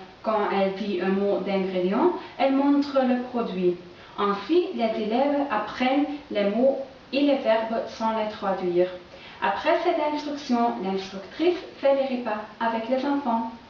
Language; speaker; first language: French; non-native, learner; Dutch